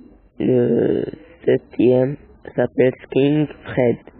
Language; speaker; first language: French; non-native, learner; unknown